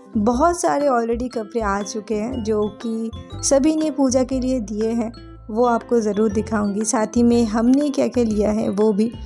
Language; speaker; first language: Hindi; native; Hindi